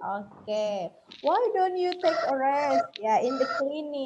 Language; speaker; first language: English; non-native, fluent; Indonesian